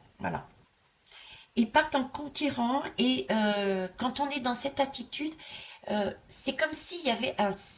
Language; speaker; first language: French; native; French